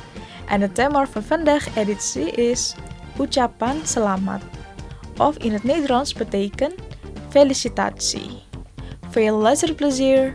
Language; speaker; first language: Dutch; non-native, learner; Indonesian